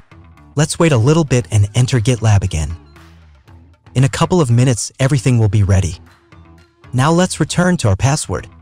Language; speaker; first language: English; non-native, fluent; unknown